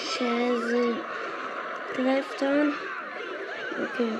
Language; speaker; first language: German; non-native, local second language; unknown